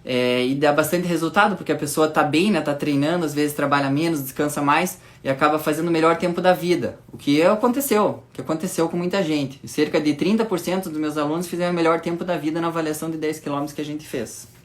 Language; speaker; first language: Portuguese; native; Portuguese